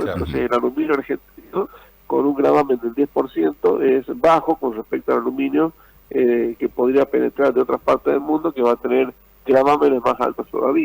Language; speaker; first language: Spanish; native; Spanish